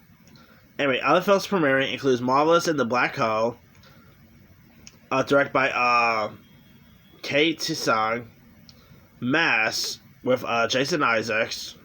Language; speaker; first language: English; native; English